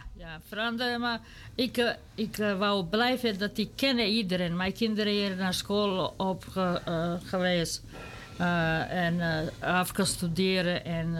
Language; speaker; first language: Dutch; non-native, learner; Serbian